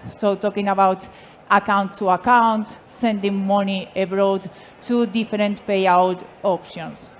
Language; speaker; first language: English; non-native, fluent; Spanish